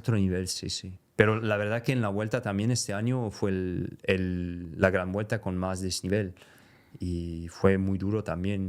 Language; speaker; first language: Spanish; non-native, fluent; French